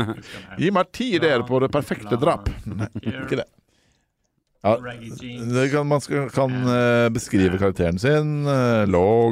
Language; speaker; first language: Norwegian; native; Norwegian